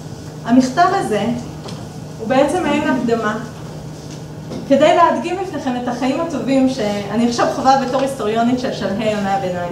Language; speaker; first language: Hebrew; native; Hebrew